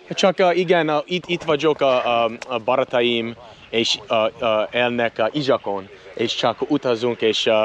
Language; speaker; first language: Hungarian; non-native, learner; English